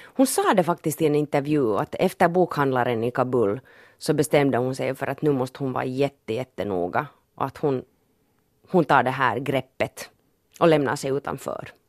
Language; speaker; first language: Swedish; native; Swedish